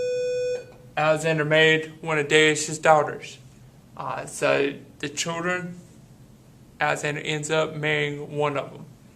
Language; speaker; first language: English; native; English